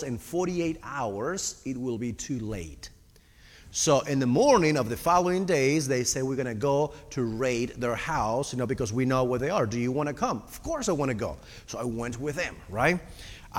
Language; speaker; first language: English; non-native, fluent; Spanish